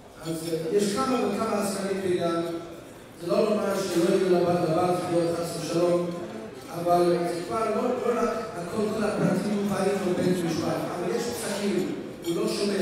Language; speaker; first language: Hebrew; non-native, fluent; English